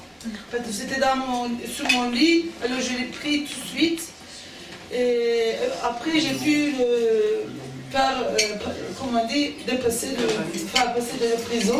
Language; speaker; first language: French; non-native, fluent; Turkish